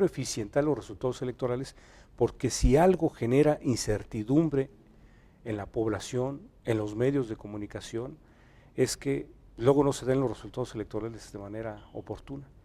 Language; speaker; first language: Spanish; native; Spanish